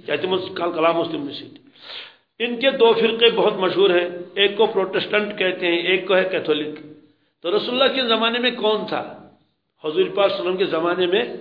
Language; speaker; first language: Urdu; native; Urdu